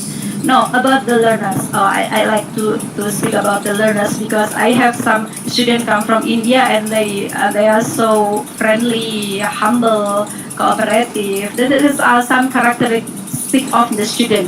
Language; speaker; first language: English; non-native, learner; Indonesian